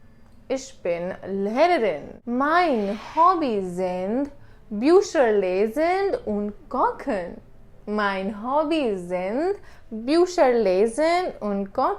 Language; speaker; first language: German; non-native, local second language; Hindi